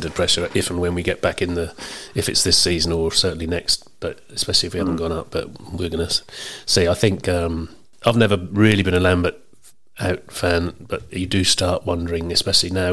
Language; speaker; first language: English; native; English